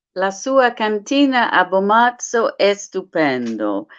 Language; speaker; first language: Italian; non-native, learner; English